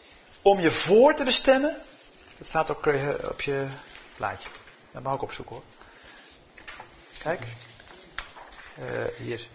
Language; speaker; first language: Dutch; native; Dutch